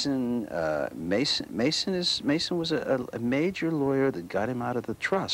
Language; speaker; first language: English; native; English